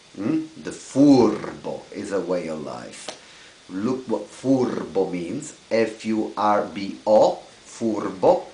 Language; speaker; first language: English; non-native, fluent; Italian